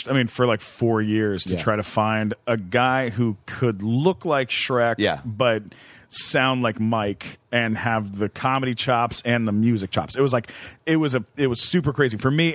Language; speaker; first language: English; native; English